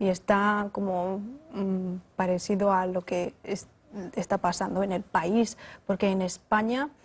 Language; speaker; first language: Spanish; non-native, fluent; Chinese